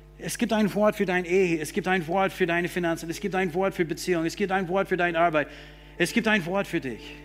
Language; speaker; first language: German; non-native, fluent; English